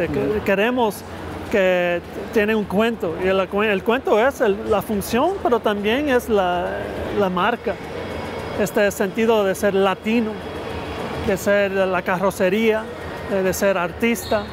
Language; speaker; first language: Spanish; early bilingual, heritage; Spanish